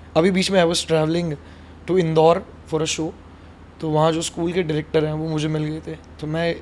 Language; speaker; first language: Hindi; native; Hindi